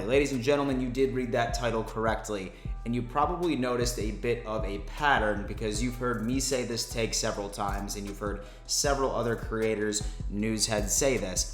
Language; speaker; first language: English; native; English